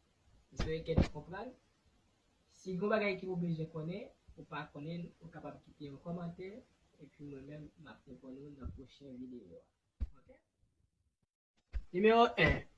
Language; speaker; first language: French; non-native, learner; Haitian Creole